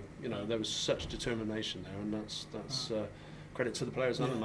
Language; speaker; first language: English; native; English